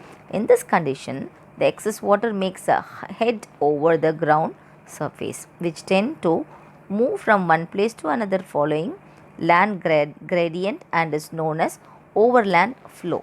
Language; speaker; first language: English; non-native, local second language; Tamil